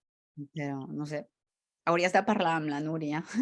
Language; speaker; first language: Catalan; non-native, fluent; French